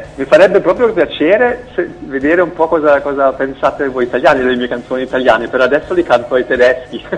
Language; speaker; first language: Italian; early bilingual, heritage; Italian